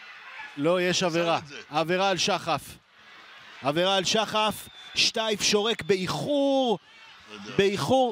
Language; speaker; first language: Hebrew; native; Hebrew